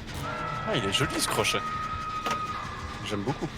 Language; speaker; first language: French; native; French